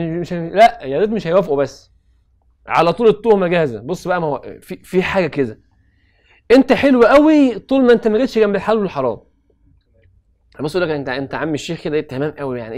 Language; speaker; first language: Arabic; native; Arabic